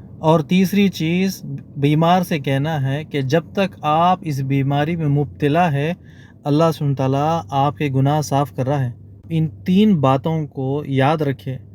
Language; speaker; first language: Urdu; native; Urdu